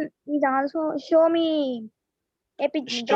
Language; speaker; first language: English; non-native, learner; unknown